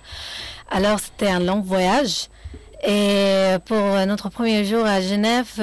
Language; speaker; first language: French; non-native, fluent; Arabic